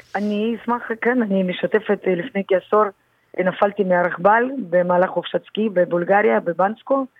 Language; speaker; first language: Hebrew; early bilingual, other home language; Russian